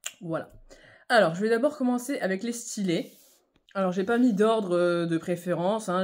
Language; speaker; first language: French; native; French